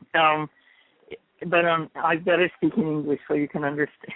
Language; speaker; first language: English; native; English